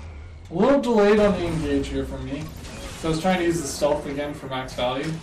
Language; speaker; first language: English; native; English